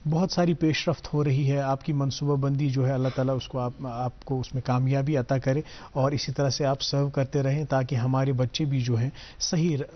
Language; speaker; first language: Hindi; non-native, local second language; Kashmiri